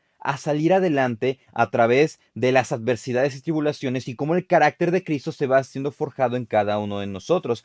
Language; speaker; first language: Spanish; native; Spanish